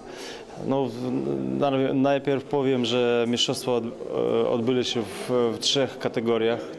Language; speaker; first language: Polish; non-native, learner; Ukrainian